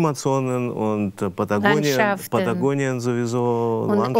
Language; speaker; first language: German; non-native, fluent; Russian